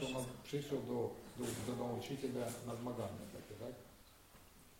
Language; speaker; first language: Polish; non-native, learner; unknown